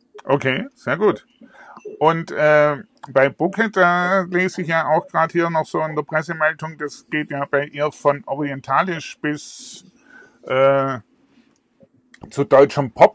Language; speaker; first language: German; native; German